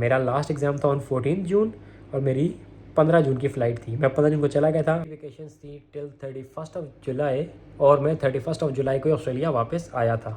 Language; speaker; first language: Urdu; non-native, local second language; Punjabi